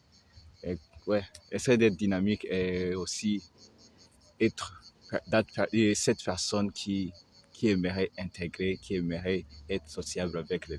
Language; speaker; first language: French; non-native, local second language; Rundi